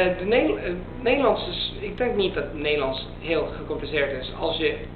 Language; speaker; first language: Dutch; non-native, learner; Italian